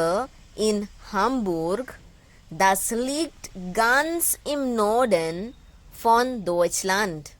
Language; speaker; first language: German; non-native, fluent; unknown